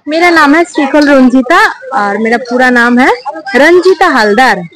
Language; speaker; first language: Hindi; non-native, local second language; Bangla